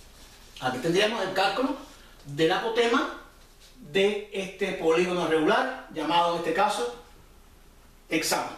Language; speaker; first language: Spanish; native; Spanish